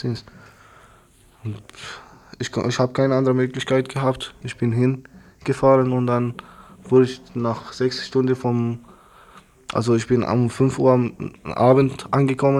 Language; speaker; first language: German; non-native, learner; Arabic